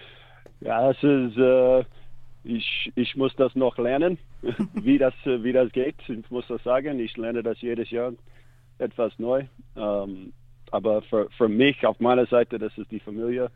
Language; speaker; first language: German; non-native, learner; English